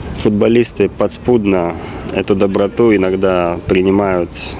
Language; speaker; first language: Russian; native; Russian